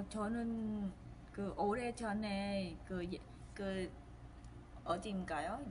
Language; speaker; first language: Korean; non-native, fluent; Vietnamese